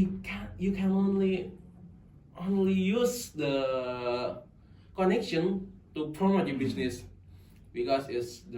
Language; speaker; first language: English; non-native, local second language; Indonesian